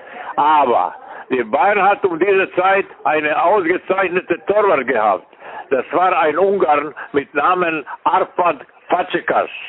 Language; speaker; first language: German; non-native, fluent; Serbian